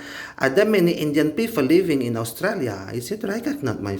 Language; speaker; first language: English; non-native, learner; Indonesian